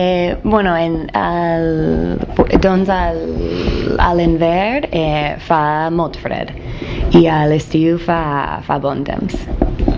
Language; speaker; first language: Catalan; non-native, learner; English